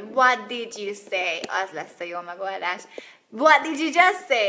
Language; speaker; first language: English; non-native, fluent; Hungarian